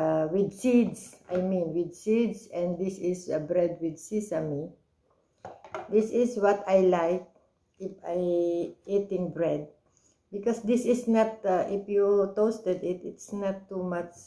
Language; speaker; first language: English; non-native, local second language; Filipino